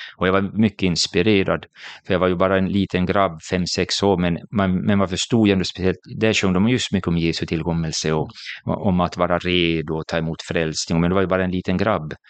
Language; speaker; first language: Swedish; native; Swedish